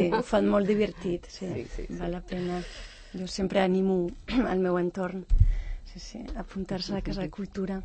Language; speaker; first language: Catalan; non-native, local second language; French